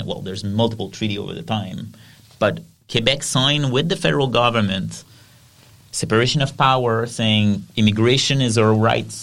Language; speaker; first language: English; non-native, fluent; French